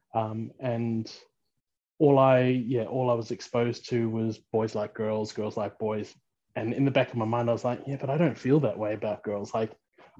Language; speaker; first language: English; early bilingual, other home language; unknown